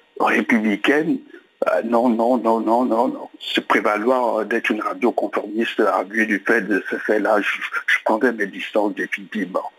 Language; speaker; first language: French; native; French